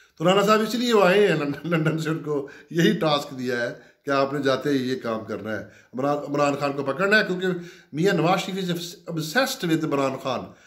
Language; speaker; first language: Urdu; non-native, local second language; Punjabi